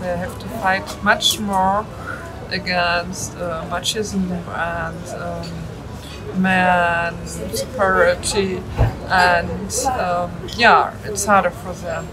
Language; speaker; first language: English; non-native, fluent; German